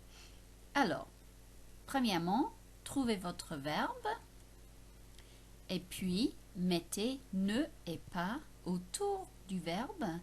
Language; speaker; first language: French; non-native, fluent; English